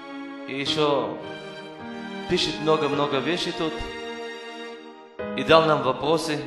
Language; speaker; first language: Russian; non-native, learner; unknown